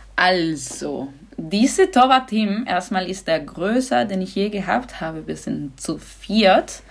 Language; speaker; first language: German; non-native, fluent; Spanish